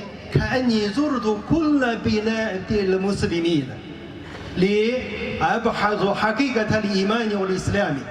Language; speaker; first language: Arabic; non-native, fluent; Chinese